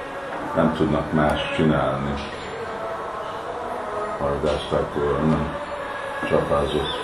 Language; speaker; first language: Hungarian; early bilingual, heritage; Hungarian